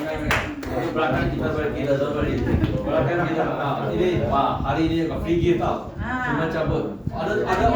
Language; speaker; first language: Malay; non-native, local second language; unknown